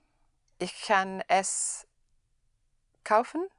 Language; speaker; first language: German; non-native, learner; English